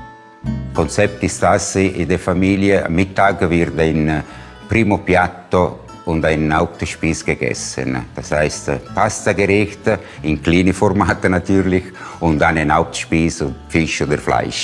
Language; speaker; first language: German; non-native, fluent; Italian